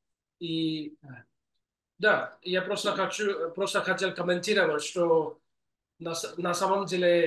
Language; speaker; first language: Russian; non-native, fluent; English